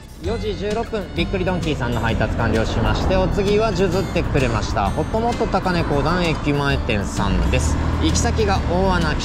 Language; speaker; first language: Japanese; native; Japanese